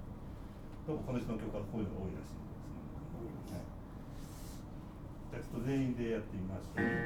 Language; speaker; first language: Japanese; native; Japanese